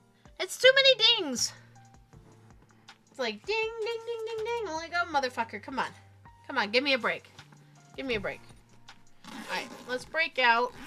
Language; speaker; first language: English; native; English